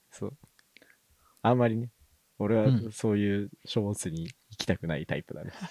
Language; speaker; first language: Japanese; native; Japanese